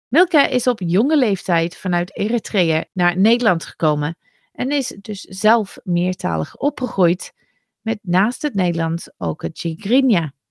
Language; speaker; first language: Dutch; non-native, fluent; English